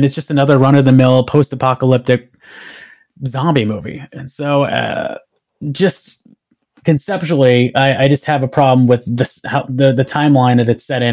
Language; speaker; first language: English; native; English